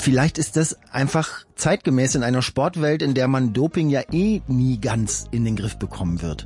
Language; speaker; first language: German; native; German